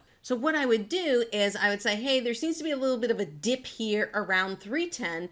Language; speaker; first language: English; native; English